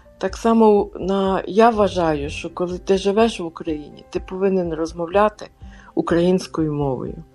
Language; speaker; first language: Ukrainian; non-native, local second language; Russian